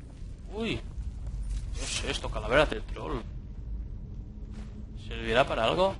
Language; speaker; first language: Spanish; native; Spanish